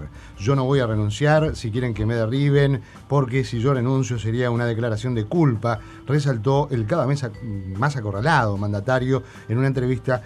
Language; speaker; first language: Spanish; native; Spanish